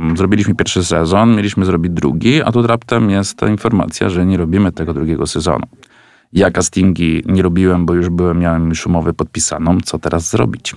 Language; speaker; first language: Polish; non-native, fluent; Italian